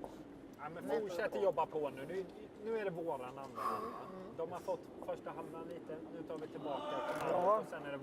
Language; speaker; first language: Swedish; native; Swedish